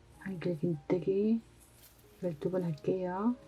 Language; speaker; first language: Korean; native; Korean